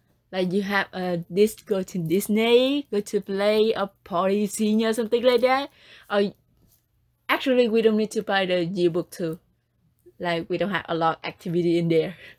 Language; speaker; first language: English; non-native, learner; Vietnamese